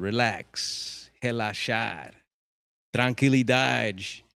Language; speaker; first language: Portuguese; non-native, learner; English